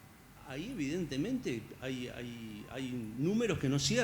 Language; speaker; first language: Spanish; native; Spanish